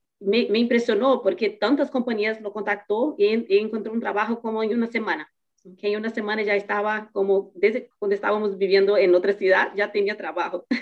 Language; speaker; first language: Spanish; non-native, learner; Portuguese